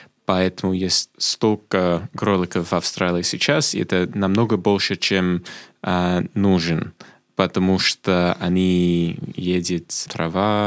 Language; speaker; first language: Russian; non-native, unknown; English